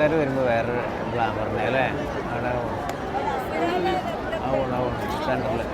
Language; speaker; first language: Malayalam; native; Malayalam